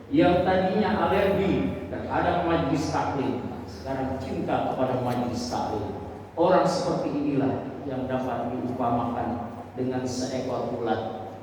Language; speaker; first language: Indonesian; native; Indonesian